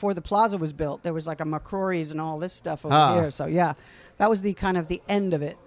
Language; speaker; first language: English; native; English